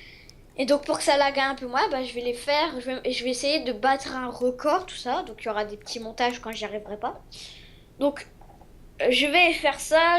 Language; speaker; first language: French; native; French